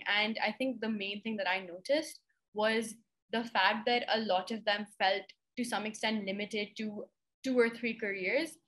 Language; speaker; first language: English; non-native, local second language; Urdu